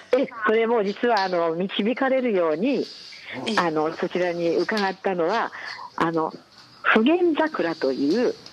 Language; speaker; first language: Japanese; native; Japanese